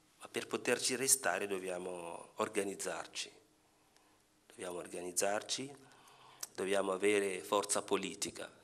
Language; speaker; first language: Italian; non-native, fluent; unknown